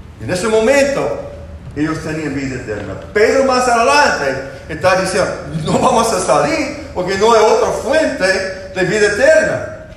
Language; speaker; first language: Spanish; non-native, fluent; English